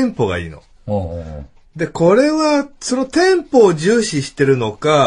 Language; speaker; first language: Japanese; native; Japanese